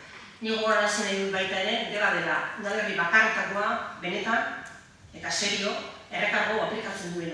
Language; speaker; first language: Basque; native; Basque